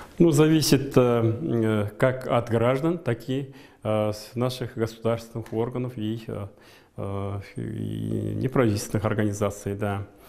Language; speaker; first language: Russian; non-native, local second language; Kazakh